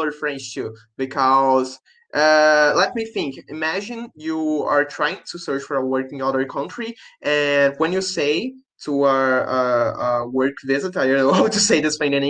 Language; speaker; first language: English; non-native, learner; Portuguese